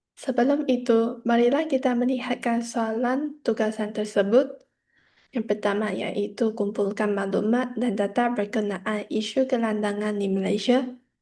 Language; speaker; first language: Malay; non-native, local second language; Chinese